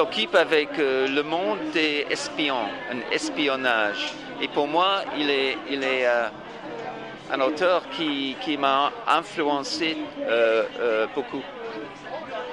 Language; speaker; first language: French; non-native, fluent; English